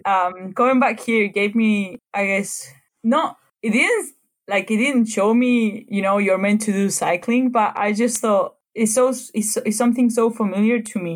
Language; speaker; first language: English; non-native, fluent; Spanish